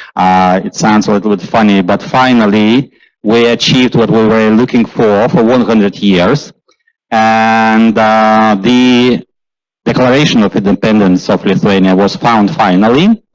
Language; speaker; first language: English; non-native, fluent; Lithuanian